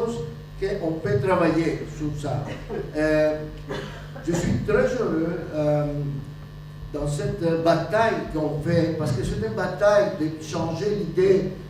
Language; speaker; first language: French; non-native, fluent; Greek